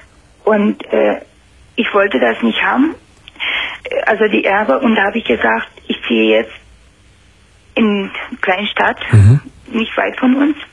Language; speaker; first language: German; non-native, fluent; Romanian